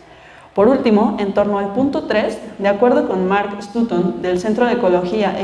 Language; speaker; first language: Spanish; native; Spanish